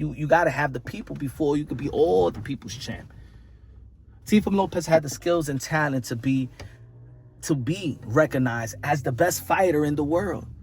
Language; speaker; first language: English; native; English